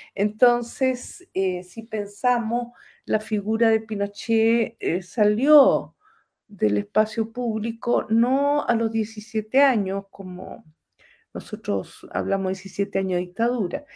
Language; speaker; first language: Spanish; native; Spanish